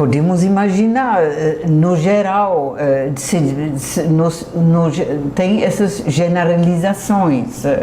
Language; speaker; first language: Portuguese; non-native, fluent; German